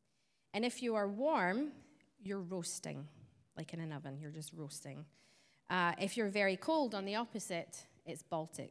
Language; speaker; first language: English; native; English